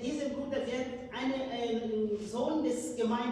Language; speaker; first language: German; non-native, fluent; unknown